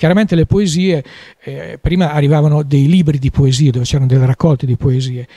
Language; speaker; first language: Italian; native; Italian